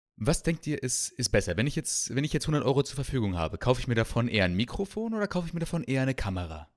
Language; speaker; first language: German; native; German